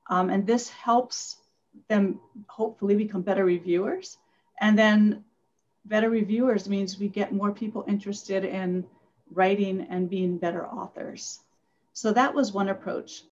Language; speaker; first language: English; native; English